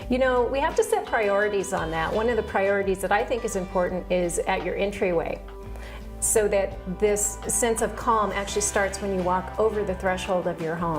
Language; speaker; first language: English; native; English